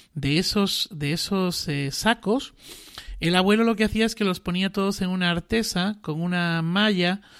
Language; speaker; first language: Spanish; native; Spanish